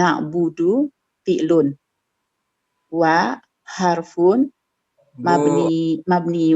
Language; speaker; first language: Arabic; non-native, learner; Indonesian